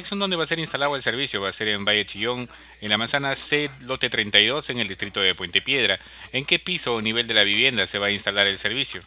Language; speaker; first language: Spanish; native; Spanish